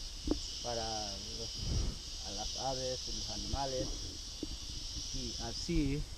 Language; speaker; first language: Spanish; non-native, local second language; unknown